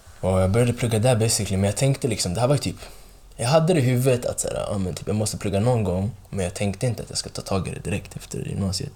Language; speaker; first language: Swedish; early bilingual, other home language; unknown